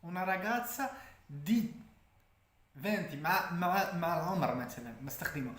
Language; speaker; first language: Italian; non-native, fluent; Arabic